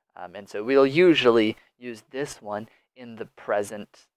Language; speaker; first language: English; native; English